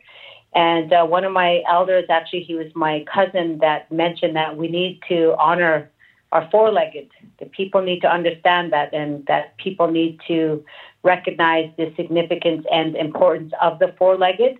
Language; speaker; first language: English; native; English